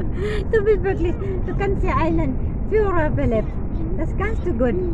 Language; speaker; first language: German; non-native, learner; Filipino